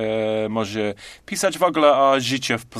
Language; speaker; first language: Polish; non-native, learner; English